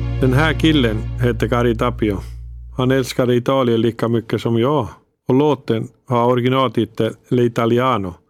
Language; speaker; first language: Swedish; non-native, fluent; Finnish